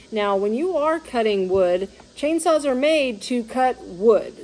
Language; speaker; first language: English; native; English